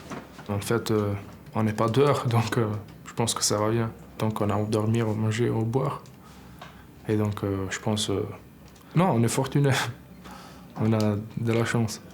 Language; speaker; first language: French; non-native, learner; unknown